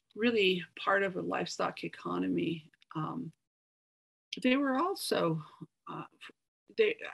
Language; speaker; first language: English; native; English